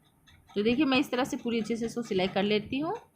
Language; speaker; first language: Hindi; native; Hindi